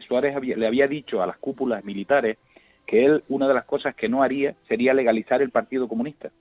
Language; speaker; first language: Spanish; native; Spanish